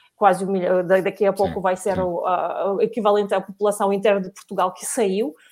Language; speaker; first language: Portuguese; non-native, fluent; Russian